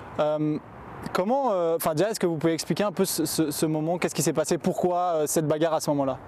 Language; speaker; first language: French; native; French